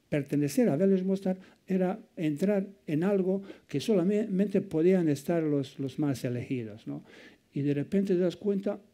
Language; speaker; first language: Spanish; non-native, fluent; Bosnian